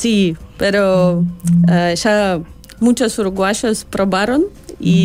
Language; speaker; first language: Spanish; non-native, learner; Russian